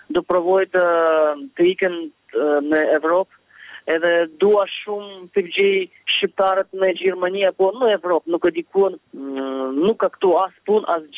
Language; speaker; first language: Albanian; early bilingual, heritage; Albanian